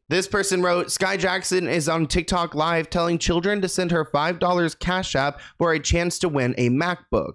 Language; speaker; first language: English; native; English